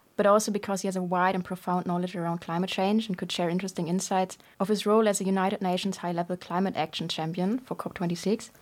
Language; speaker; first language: English; non-native, fluent; German